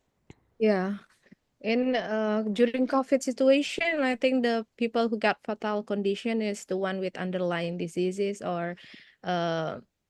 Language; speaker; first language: English; non-native, fluent; Indonesian